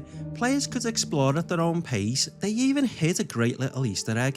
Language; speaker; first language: English; native; English